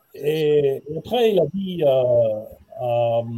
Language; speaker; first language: French; non-native, fluent; German